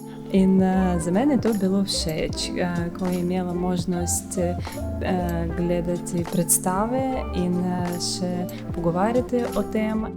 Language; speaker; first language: Slovenian; non-native, learner; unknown